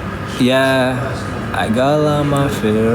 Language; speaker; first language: English; non-native, fluent; Uzbek